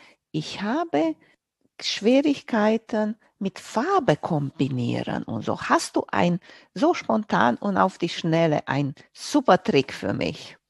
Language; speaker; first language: German; non-native, fluent; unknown